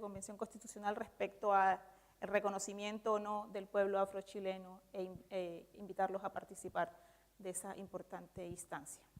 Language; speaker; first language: Spanish; native; Spanish